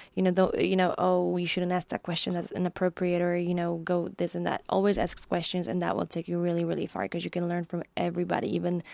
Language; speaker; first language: English; early bilingual, other home language; Polish